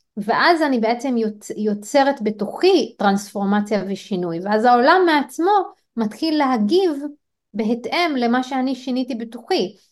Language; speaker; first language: Hebrew; non-native, local second language; Arabic